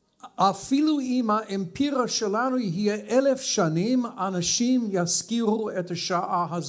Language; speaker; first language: Hebrew; non-native, fluent; English